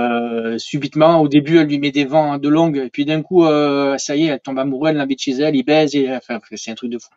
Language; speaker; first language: French; native; French